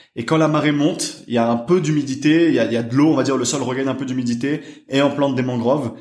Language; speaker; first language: French; native; French